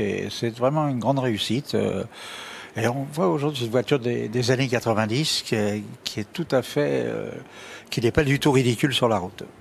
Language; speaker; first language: French; native; French